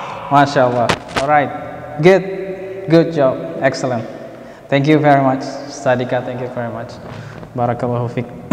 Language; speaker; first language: English; non-native, fluent; Indonesian